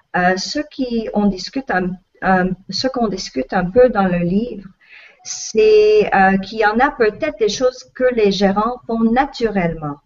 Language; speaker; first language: French; non-native, local second language; English